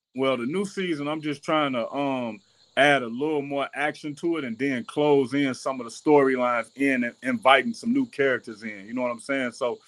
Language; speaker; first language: English; native; English